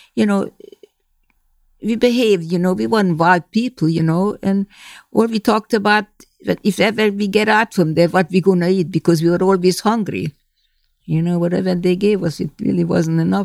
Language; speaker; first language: English; non-native, fluent; Hungarian